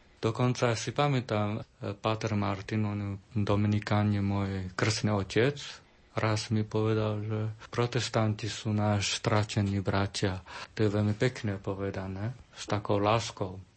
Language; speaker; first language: Slovak; non-native, learner; Chinese